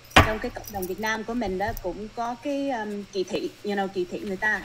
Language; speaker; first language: Vietnamese; early bilingual, heritage; Vietnamese